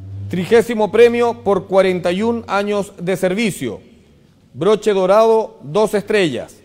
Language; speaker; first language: Spanish; native; Spanish